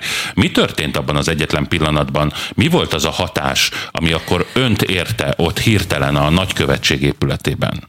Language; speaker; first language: Hungarian; native; Hungarian